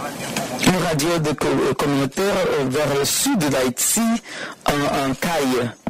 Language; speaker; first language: French; non-native, fluent; Spanish